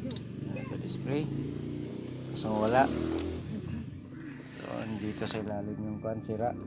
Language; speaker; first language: Filipino; non-native, local second language; Cebuano